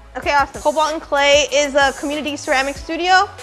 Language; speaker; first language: English; native; English